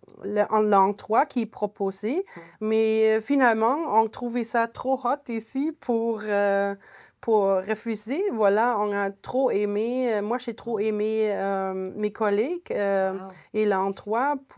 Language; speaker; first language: French; non-native, fluent; German